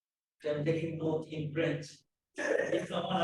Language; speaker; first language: English; non-native, learner; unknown